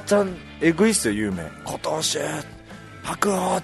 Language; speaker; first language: Japanese; native; Japanese